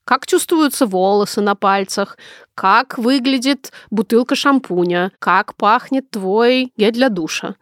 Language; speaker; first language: Russian; native; Russian